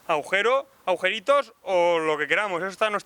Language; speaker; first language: Spanish; native; Spanish